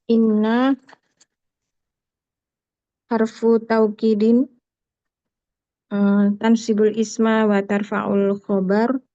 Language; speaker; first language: Arabic; non-native, learner; Indonesian